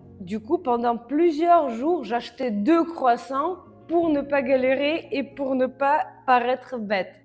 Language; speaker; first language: French; non-native, fluent; Russian